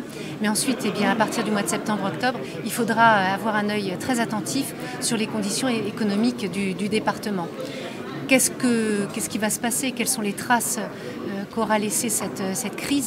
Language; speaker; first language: French; native; French